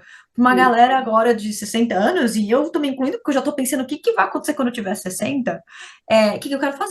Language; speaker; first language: Portuguese; native; Portuguese